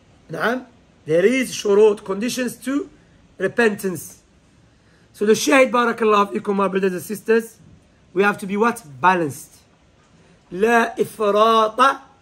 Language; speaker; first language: English; non-native, fluent; Arabic